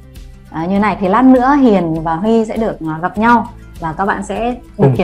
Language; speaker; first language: Vietnamese; native; Vietnamese